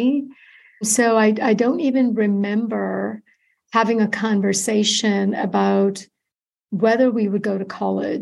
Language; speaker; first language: English; non-native, local second language; Malayalam